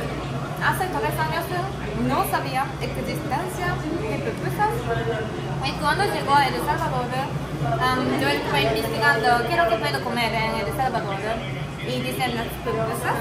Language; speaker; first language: Spanish; non-native, learner; Japanese